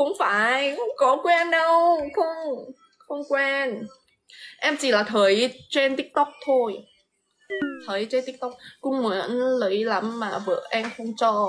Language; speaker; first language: Vietnamese; non-native, fluent; Lao